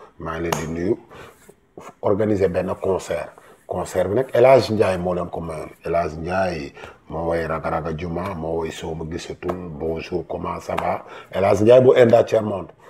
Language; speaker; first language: Wolof; native; Wolof